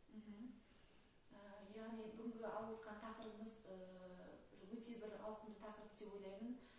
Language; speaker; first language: Kazakh; native; Kazakh